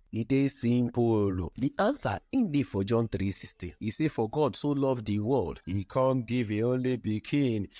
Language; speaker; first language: Nigerian Pidgin; native; Nigerian Pidgin